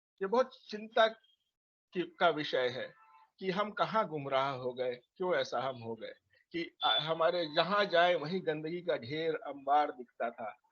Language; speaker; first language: Hindi; native; Hindi